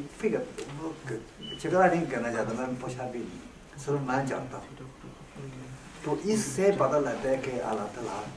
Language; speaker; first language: Urdu; non-native, fluent; Chinese